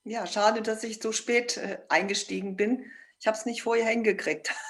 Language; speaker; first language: German; native; German